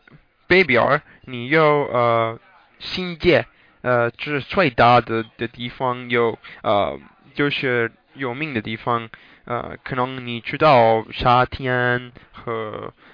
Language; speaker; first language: Chinese; non-native, learner; English